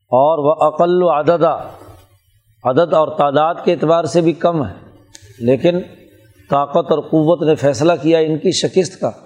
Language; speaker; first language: Urdu; non-native, local second language; Punjabi